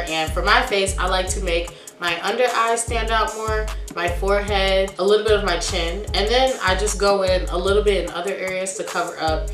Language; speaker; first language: English; native; English